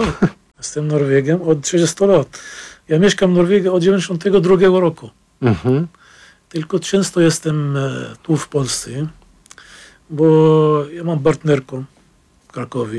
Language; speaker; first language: Polish; non-native, fluent; Arabic